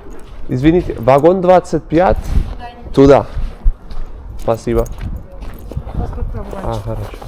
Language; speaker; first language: Russian; non-native, learner; Spanish